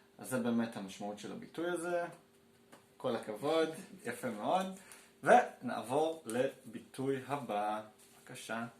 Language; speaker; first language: Hebrew; native; Hebrew